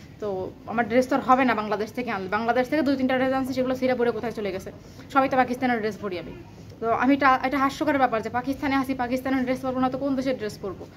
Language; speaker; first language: Bangla; native; Bangla